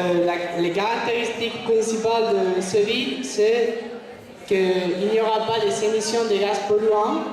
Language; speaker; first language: French; non-native, fluent; Spanish